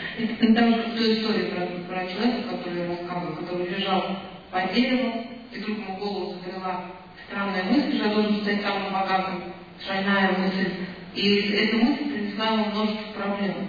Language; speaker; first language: Russian; native; Russian